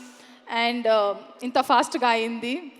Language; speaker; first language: Telugu; non-native, learner; Kannada